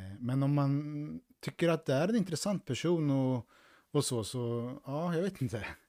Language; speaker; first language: Swedish; native; Swedish